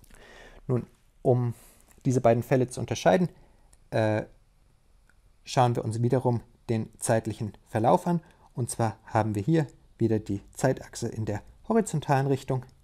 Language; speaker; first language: German; native; German